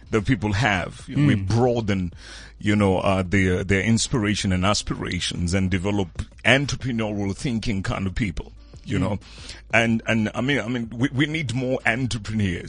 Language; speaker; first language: English; non-native, local second language; Tswana